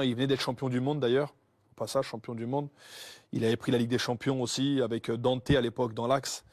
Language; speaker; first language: French; native; French